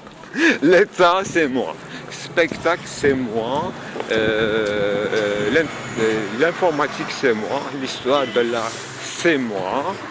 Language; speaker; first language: French; non-native, fluent; Turkish